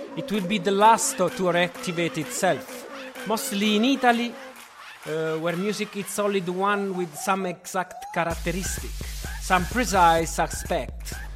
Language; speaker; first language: English; non-native, fluent; Italian